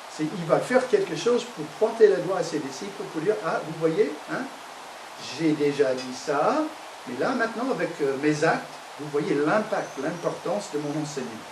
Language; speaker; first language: French; non-native, fluent; English